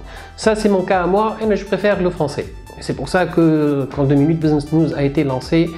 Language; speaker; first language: French; non-native, local second language; Arabic